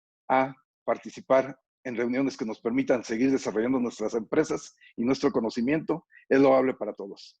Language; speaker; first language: Spanish; native; Spanish